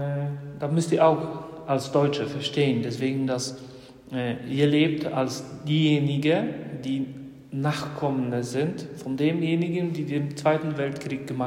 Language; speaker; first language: German; non-native, fluent; Polish